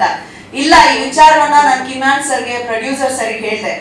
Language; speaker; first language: Kannada; native; Kannada